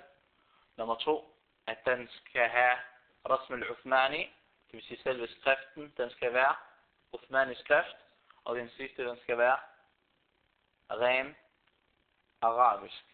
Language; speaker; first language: Danish; early bilingual, other home language; Arabic